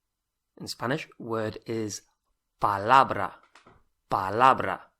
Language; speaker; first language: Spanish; non-native, fluent; English